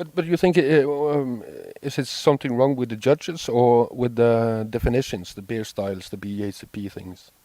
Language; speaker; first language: English; non-native, fluent; Norwegian